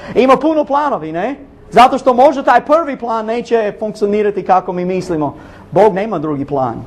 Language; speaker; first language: Bosnian; non-native, learner; English